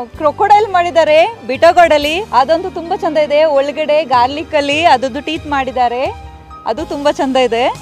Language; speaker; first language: Kannada; non-native, local second language; Kodava